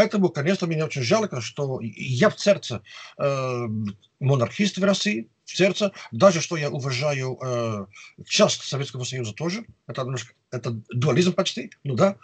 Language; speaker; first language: Russian; non-native, fluent; Dutch